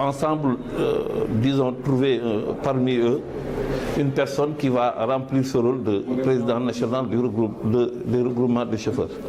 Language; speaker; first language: French; non-native, local second language; Wolof